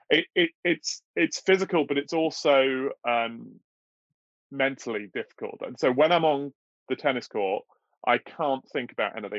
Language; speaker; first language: English; native; English